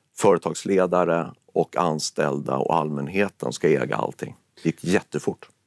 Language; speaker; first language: Swedish; native; Swedish